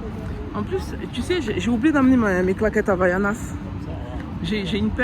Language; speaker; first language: French; native; French